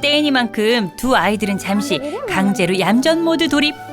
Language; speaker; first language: Korean; native; Korean